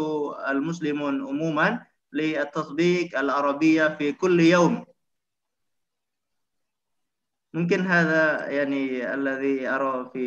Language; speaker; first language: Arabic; non-native, learner; Indonesian